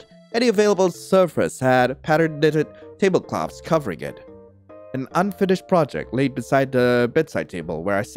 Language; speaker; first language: English; native; English